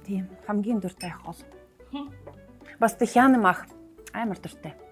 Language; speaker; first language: Mongolian; non-native, learner; Russian